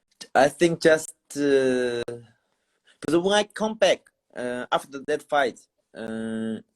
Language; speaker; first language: English; non-native, learner; Chinese